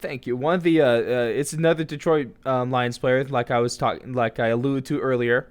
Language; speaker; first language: English; native; English